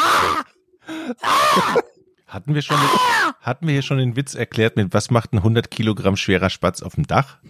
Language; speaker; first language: German; native; German